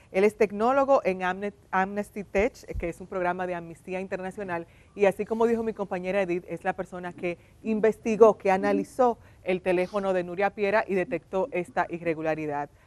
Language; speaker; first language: Spanish; native; Spanish